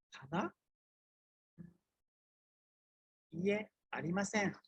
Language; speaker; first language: Japanese; non-native, learner; Indonesian